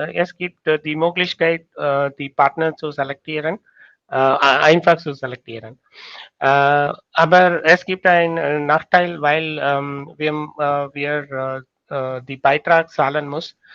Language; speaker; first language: German; non-native, learner; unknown